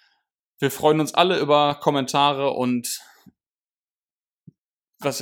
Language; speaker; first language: German; native; German